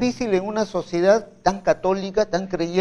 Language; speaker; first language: Spanish; native; Spanish